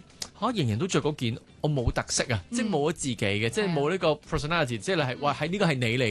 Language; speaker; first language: Cantonese; native; Cantonese